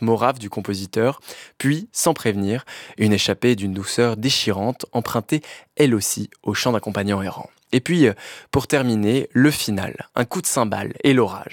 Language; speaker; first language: French; native; French